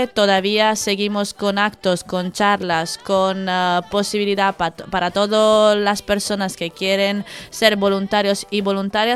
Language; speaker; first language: Spanish; native; Spanish